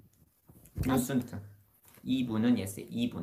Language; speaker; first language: Romanian; non-native, fluent; Korean